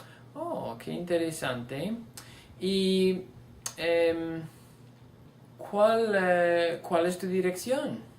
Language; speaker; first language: Spanish; non-native, fluent; English